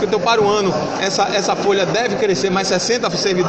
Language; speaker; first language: Portuguese; native; Portuguese